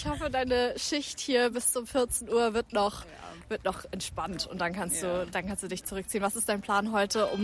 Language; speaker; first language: German; native; German